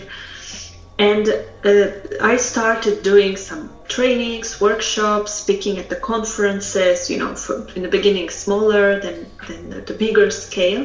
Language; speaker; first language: English; non-native, fluent; Russian